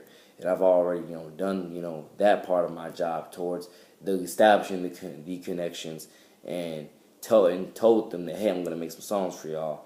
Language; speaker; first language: English; native; English